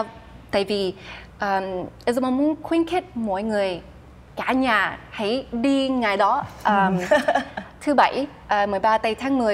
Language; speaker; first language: Vietnamese; early bilingual, heritage; Vietnamese